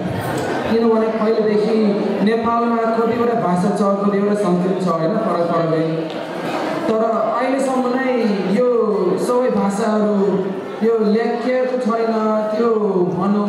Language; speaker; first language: Nepali; non-native, fluent; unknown